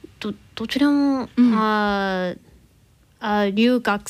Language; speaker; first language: Japanese; non-native, learner; English